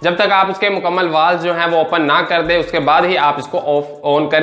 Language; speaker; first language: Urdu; non-native, local second language; Punjabi